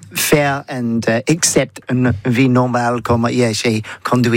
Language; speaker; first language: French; non-native, learner; English